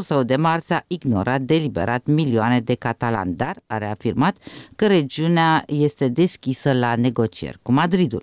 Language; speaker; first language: Romanian; native; Romanian